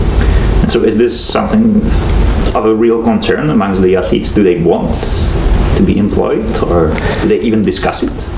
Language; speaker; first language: English; non-native, fluent; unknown